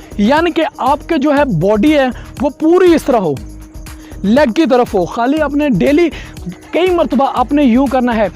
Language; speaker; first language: Urdu; non-native, local second language; Punjabi